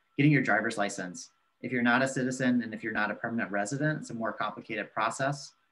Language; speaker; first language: English; native; English